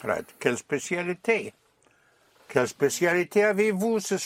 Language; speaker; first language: French; non-native, fluent; English